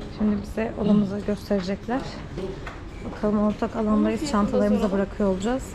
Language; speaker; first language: Turkish; native; Turkish